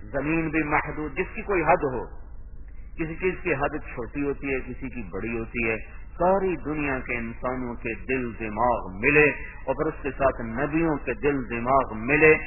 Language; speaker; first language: Urdu; non-native, local second language; Punjabi